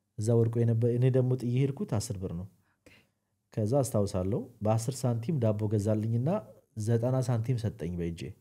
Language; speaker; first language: Amharic; non-native, local second language; Sidamo